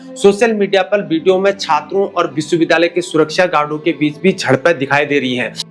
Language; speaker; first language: Hindi; native; Hindi